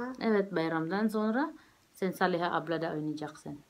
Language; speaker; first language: Turkish; non-native, learner; Filipino